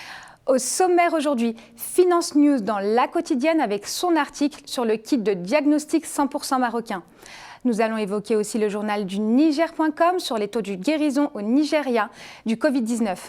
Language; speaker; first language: French; native; French